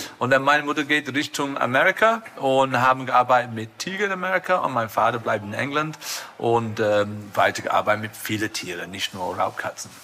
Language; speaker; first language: German; non-native, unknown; English